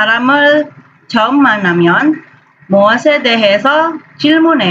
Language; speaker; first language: Korean; non-native, fluent; Indonesian